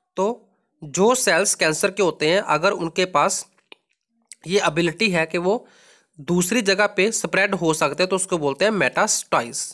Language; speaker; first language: Hindi; non-native, local second language; Punjabi